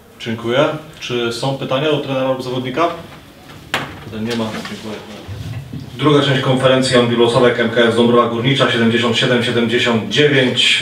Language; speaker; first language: Polish; native; Polish